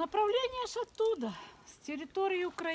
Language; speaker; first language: Russian; native; Russian